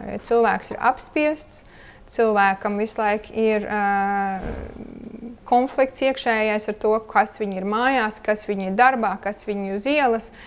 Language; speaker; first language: Latvian; early bilingual, heritage; Latvian